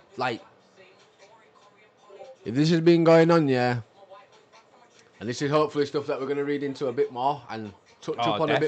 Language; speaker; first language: English; native; English